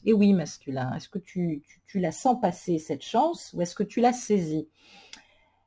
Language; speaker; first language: French; native; French